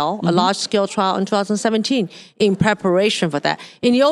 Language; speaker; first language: English; non-native, local second language; Cantonese